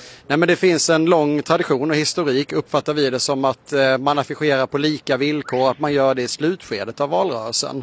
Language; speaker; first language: Swedish; native; Swedish